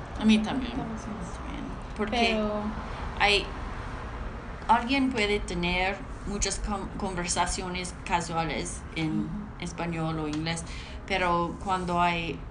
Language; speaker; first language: Spanish; non-native, learner; English